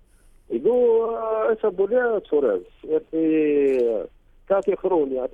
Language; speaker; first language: Greek; non-native, learner; Arabic